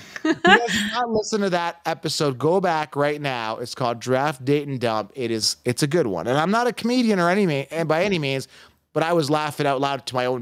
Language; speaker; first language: English; native; English